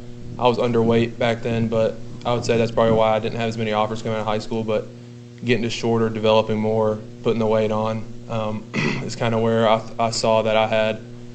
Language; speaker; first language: English; native; English